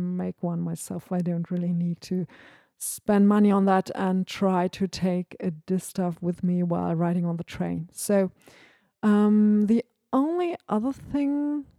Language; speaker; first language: English; non-native, fluent; German